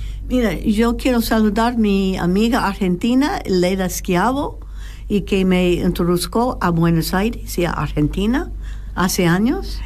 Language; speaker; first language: Spanish; non-native, fluent; English